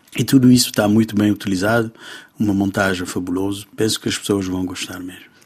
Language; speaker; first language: Portuguese; non-native, local second language; Kabuverdianu